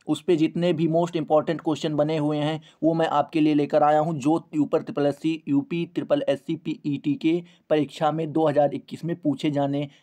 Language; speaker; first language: Hindi; native; Hindi